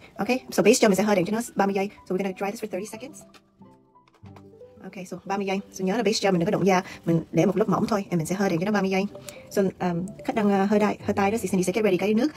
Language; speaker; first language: Vietnamese; early bilingual, heritage; Vietnamese